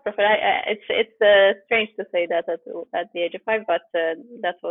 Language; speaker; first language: English; non-native, fluent; Ukrainian